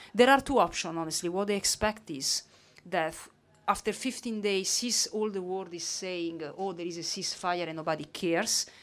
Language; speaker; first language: English; non-native, fluent; Italian